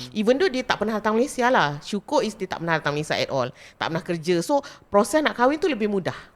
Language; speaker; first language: Malay; native; Malay